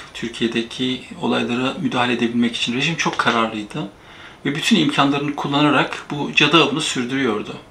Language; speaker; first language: Turkish; native; Turkish